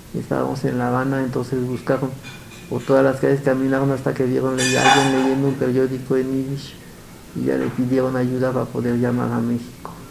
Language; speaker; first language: Spanish; early bilingual, other home language; Yiddish